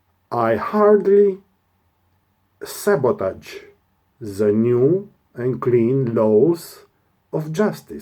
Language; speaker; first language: English; non-native, learner; Romanian